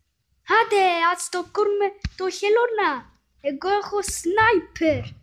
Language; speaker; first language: Greek; early bilingual, heritage; Greek